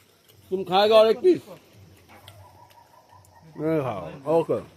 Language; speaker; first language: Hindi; non-native, learner; Bangla